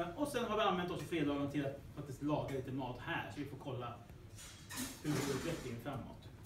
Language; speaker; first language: Swedish; native; Swedish